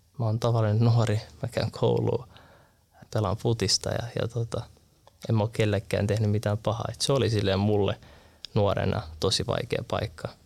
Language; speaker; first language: Finnish; early bilingual, other home language; Arabic